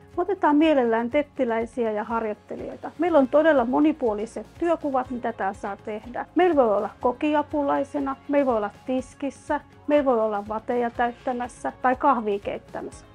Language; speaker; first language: Finnish; native; Finnish